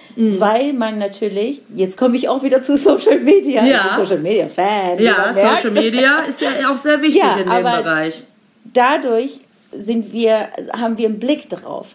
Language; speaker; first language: German; non-native, fluent; Persian